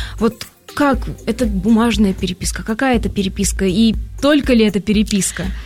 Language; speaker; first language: Russian; native; Russian